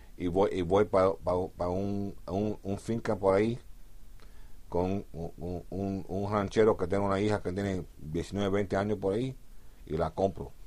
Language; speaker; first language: Spanish; early bilingual, heritage; Spanish